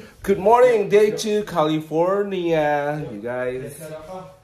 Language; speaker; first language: English; non-native, fluent; Indonesian